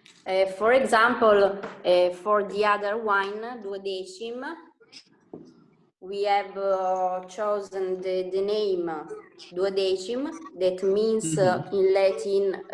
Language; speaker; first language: English; non-native, learner; Italian